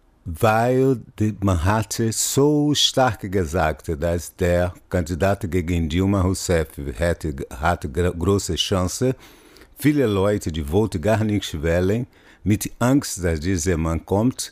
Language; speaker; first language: German; non-native, fluent; Portuguese